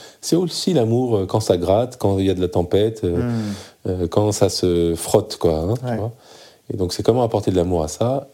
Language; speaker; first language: French; early bilingual, other home language; Arabic